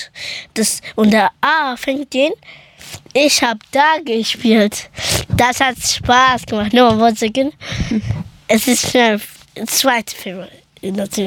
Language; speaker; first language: German; early bilingual, other home language; Persian